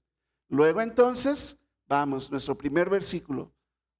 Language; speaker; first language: Spanish; native; Spanish